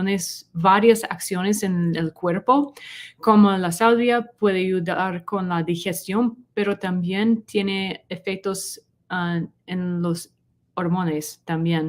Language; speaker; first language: Spanish; non-native, learner; English